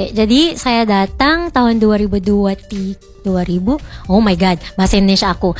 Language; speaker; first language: Indonesian; non-native, fluent; Filipino